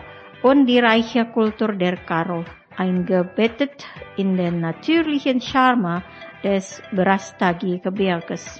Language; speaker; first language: German; non-native, fluent; Indonesian